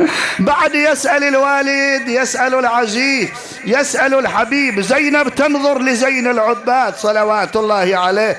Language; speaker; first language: Arabic; native; Arabic